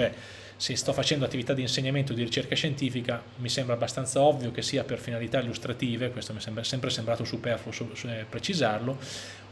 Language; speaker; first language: Italian; native; Italian